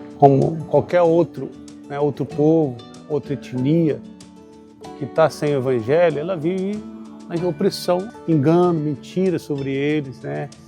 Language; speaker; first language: Portuguese; native; Portuguese